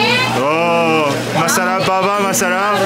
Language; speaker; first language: Filipino; non-native, learner; Arabic